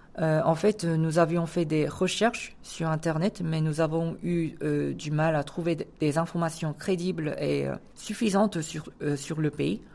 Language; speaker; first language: French; non-native, fluent; Korean